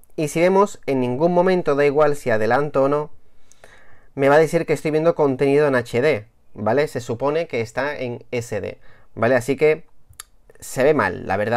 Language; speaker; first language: Spanish; native; Spanish